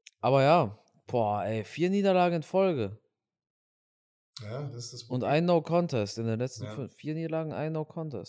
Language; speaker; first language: German; native; German